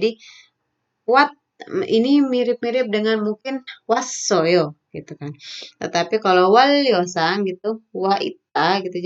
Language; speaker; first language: Indonesian; native; Indonesian